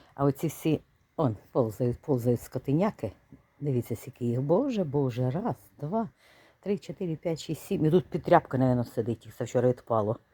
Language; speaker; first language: Ukrainian; native; Ukrainian